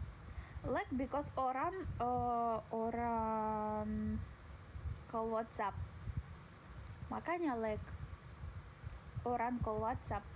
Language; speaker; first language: Indonesian; non-native, learner; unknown